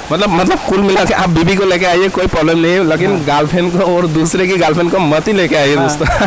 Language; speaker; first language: Hindi; non-native, local second language; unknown